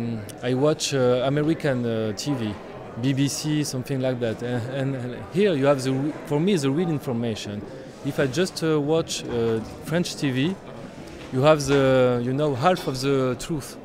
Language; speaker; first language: English; non-native, learner; French